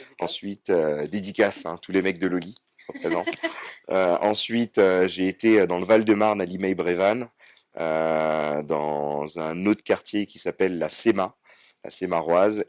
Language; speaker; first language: French; native; French